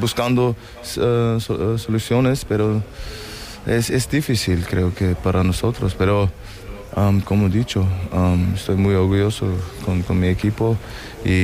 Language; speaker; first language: Spanish; non-native, fluent; German